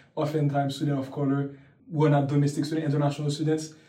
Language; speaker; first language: English; non-native, fluent; Haitian Creole